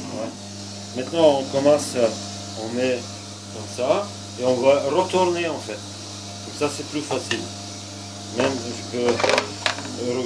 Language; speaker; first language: French; non-native, fluent; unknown